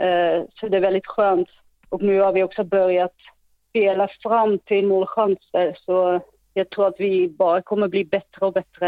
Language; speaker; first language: Swedish; non-native, fluent; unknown